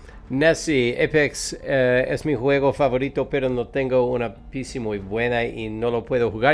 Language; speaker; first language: Spanish; non-native, learner; English